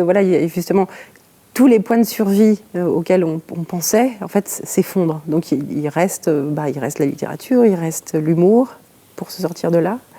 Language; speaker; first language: French; native; French